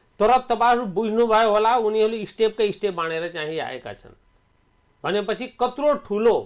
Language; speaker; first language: Nepali; non-native, local second language; Awadhi